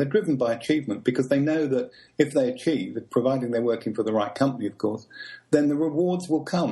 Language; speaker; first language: English; native; English